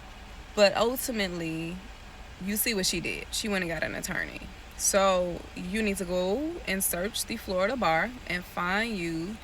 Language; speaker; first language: English; native; English